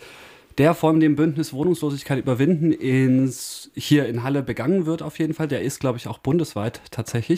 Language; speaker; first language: German; native; German